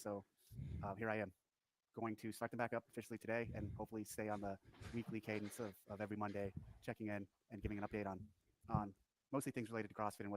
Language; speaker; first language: English; native; English